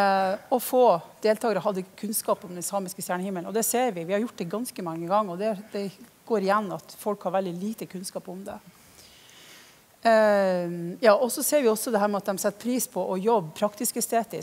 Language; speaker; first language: Norwegian; native; Norwegian